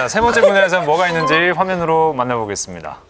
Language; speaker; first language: Korean; native; Korean